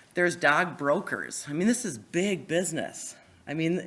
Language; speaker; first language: English; native; English